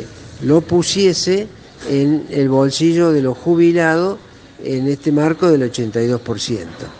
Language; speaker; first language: Spanish; native; Spanish